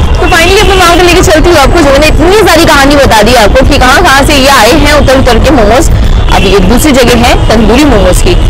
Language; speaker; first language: Hindi; native; Hindi